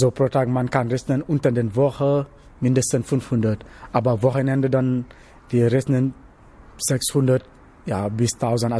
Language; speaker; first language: German; non-native, learner; Wolof